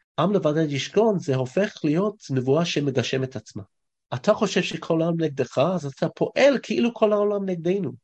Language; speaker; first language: Hebrew; non-native, fluent; English